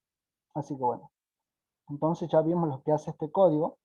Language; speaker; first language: Spanish; native; Spanish